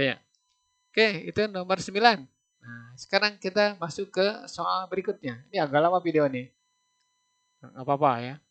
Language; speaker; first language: Indonesian; native; Indonesian